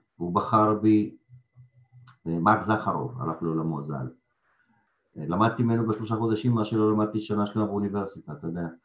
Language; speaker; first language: Hebrew; early bilingual, other home language; Russian